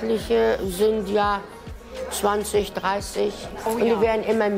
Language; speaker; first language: German; non-native, fluent; Turkish